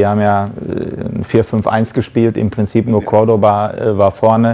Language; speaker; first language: German; native; German